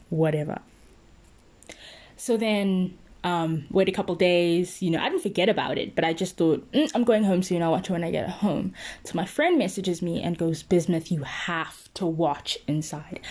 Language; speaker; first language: English; non-native, local second language; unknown